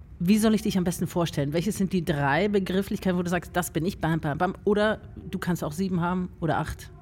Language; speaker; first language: German; native; German